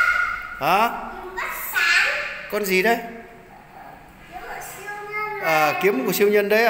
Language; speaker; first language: Vietnamese; native; Vietnamese